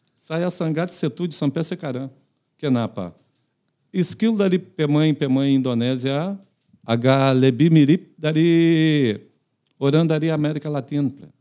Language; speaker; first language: Indonesian; non-native, fluent; Portuguese